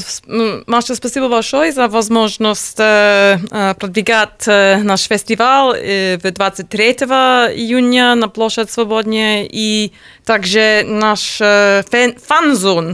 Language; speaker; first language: Russian; non-native, learner; English